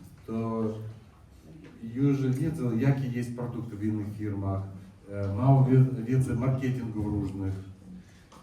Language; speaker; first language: Polish; non-native, learner; Russian